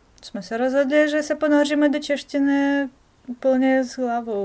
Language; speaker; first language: Czech; non-native, fluent; Russian